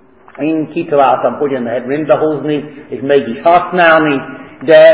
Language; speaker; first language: Hungarian; non-native, fluent; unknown